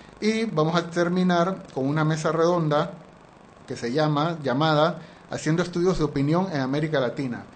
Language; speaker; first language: Spanish; native; Spanish